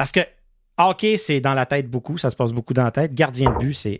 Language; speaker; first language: French; native; French